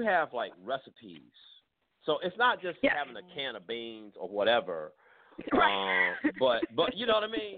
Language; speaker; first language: English; native; English